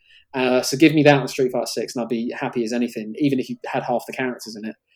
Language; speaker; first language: English; native; English